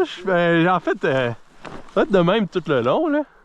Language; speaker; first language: French; native; French